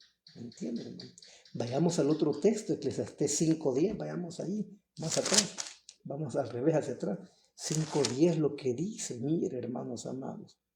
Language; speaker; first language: Spanish; native; Spanish